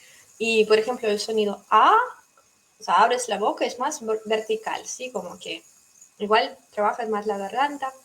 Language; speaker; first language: Spanish; non-native, fluent; Russian